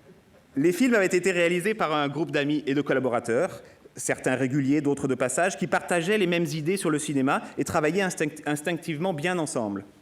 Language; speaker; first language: French; native; French